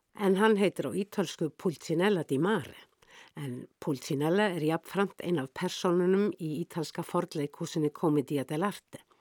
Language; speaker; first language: Icelandic; native; Icelandic